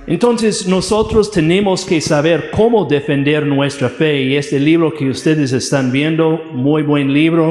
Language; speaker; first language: Spanish; non-native, fluent; English